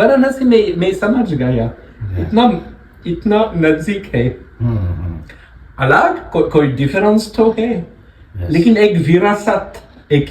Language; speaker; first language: Hindi; non-native, learner; French